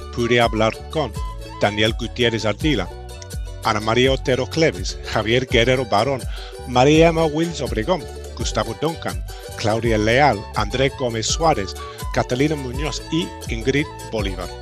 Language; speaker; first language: Spanish; non-native, fluent; English